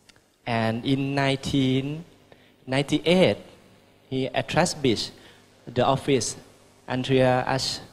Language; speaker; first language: English; non-native, learner; Thai